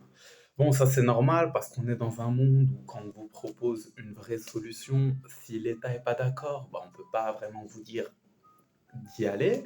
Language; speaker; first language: French; native; French